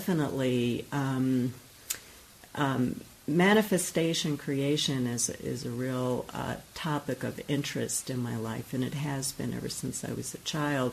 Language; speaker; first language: English; native; English